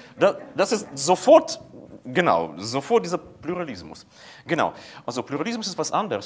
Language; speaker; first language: German; non-native, fluent; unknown